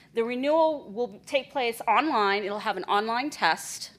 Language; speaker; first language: English; native; English